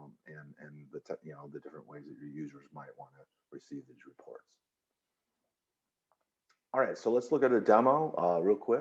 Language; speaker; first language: English; native; English